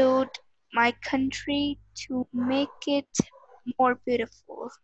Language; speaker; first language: English; non-native, learner; Vietnamese